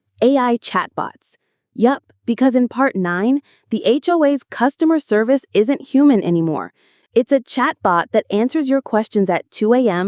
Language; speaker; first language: English; native; English